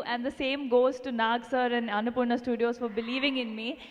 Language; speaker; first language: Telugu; non-native, fluent; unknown